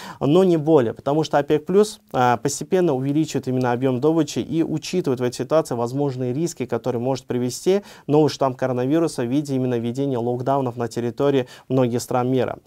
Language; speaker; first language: Russian; non-native, local second language; Uzbek